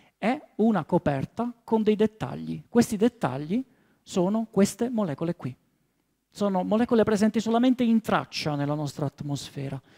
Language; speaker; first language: Italian; native; Italian